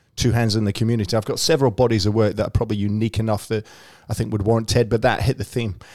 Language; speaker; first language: English; native; English